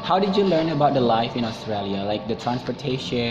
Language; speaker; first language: English; non-native, fluent; Indonesian